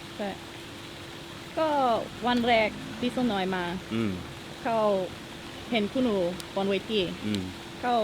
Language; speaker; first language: Thai; non-native, learner; English